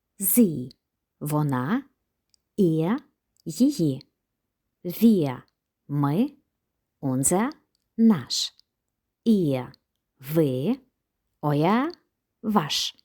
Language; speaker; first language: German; non-native, fluent; Ukrainian